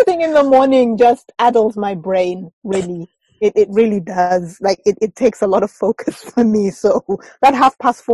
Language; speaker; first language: English; native; English